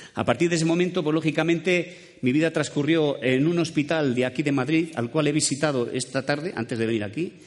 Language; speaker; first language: Spanish; native; Spanish